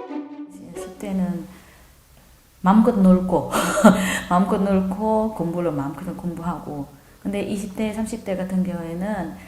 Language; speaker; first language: Korean; non-native, learner; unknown